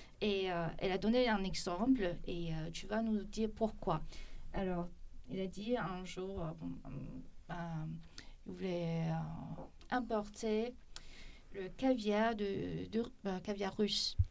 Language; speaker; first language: French; non-native, fluent; Chinese